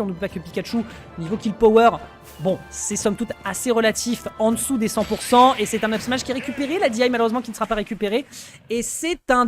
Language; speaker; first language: French; native; French